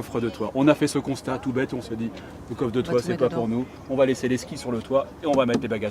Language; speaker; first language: French; native; French